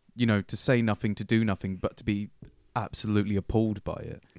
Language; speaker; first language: English; native; English